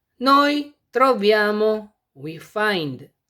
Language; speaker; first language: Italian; non-native, fluent; Filipino